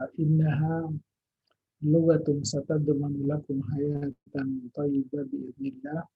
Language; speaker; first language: Arabic; non-native, fluent; Indonesian